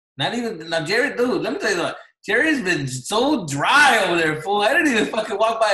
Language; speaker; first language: English; early bilingual, other home language; Spanish